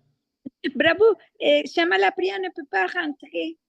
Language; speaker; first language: French; non-native, learner; Spanish